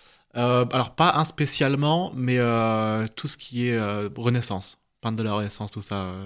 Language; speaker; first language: French; native; French